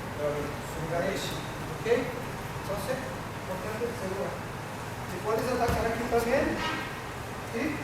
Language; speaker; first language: Spanish; non-native, learner; Portuguese